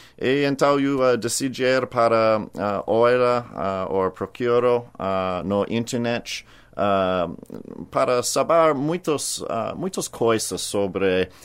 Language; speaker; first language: Portuguese; non-native, learner; English